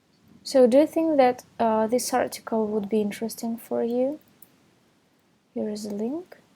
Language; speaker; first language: English; non-native, fluent; Russian